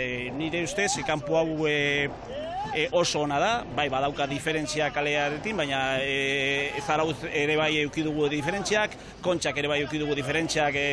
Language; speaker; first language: Basque; non-native, local second language; Spanish